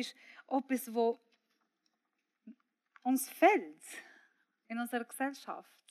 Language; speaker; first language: German; non-native, fluent; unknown